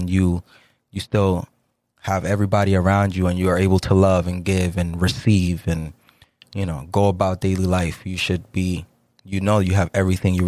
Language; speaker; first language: English; early bilingual, other home language; Spanish